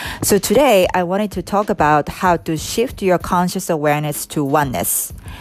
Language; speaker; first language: English; non-native, fluent; Japanese